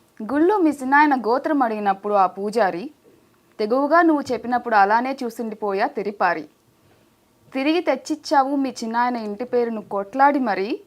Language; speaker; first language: Telugu; native; Telugu